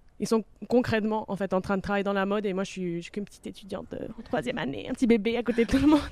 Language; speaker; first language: French; non-native, fluent; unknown